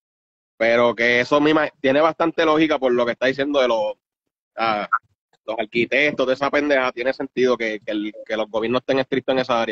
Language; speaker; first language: Spanish; native; Spanish